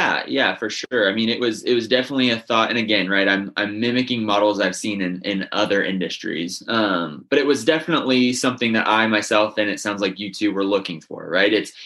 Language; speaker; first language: English; native; English